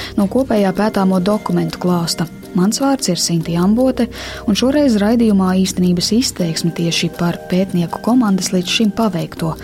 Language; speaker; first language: Latvian; native; Latvian